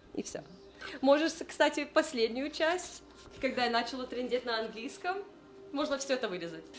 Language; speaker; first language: Russian; early bilingual, heritage; Russian